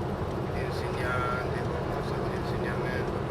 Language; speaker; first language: Italian; non-native, learner; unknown